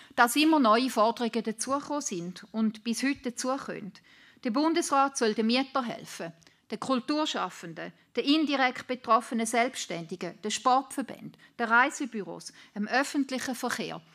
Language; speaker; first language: German; native; German